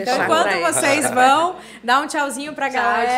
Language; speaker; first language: Portuguese; native; Portuguese